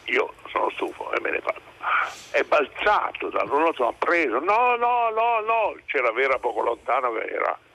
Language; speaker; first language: Italian; native; Italian